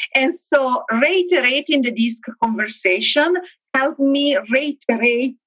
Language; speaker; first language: English; non-native, fluent; Italian